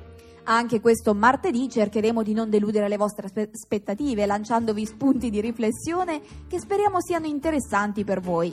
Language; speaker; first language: Italian; native; Italian